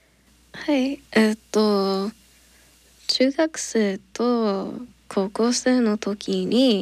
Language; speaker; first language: Japanese; non-native, learner; English